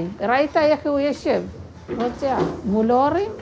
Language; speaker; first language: Hebrew; non-native, learner; Amharic